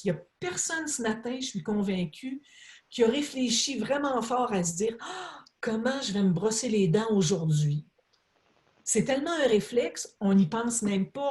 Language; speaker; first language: French; native; French